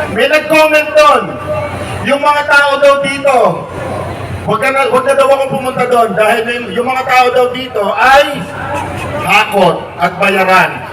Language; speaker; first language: Filipino; native; Filipino